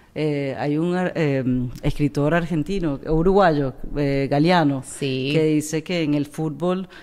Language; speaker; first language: Spanish; native; Spanish